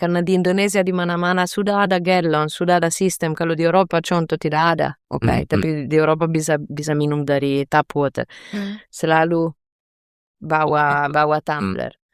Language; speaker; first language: Indonesian; non-native, fluent; Italian